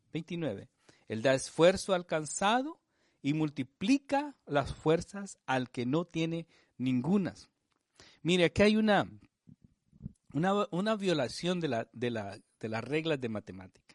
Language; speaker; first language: Spanish; native; Spanish